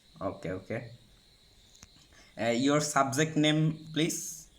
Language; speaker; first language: English; non-native, learner; Bangla